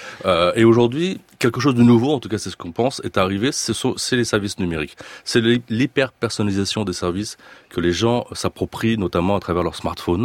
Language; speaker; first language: French; native; French